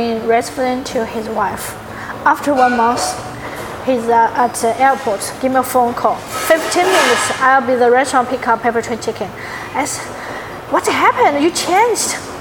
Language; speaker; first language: English; non-native, learner; Chinese